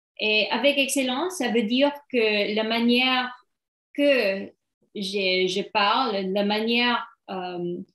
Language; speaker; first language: French; non-native, learner; English